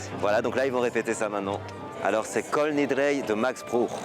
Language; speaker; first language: French; native; French